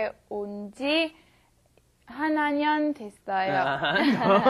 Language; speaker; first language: Korean; non-native, learner; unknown